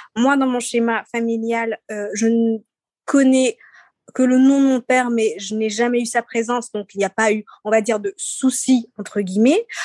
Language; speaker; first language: French; early bilingual, other home language; Seselwa Creole French